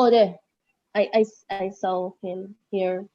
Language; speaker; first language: English; non-native, learner; Indonesian